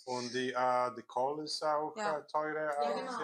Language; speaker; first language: German; non-native, learner; Korean